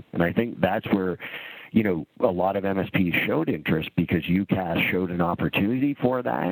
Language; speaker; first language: English; native; English